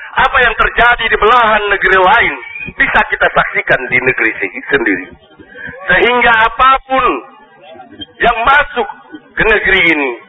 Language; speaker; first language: Indonesian; non-native, local second language; Banjar